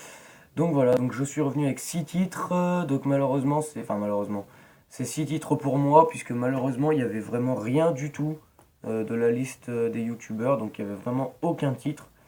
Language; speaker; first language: French; native; French